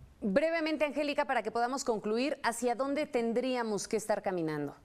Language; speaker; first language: Spanish; native; Spanish